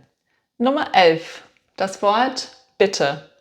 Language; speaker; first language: German; non-native, fluent; English